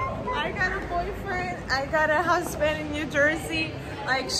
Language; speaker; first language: English; non-native, fluent; Italian